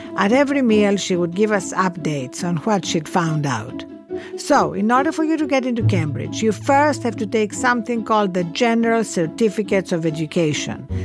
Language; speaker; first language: English; non-native, fluent; Greek